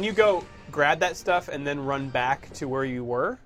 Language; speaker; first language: English; native; English